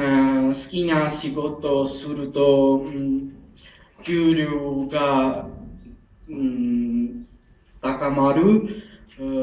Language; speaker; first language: Japanese; non-native, learner; Armenian